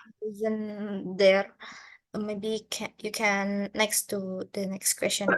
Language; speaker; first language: English; non-native, learner; Indonesian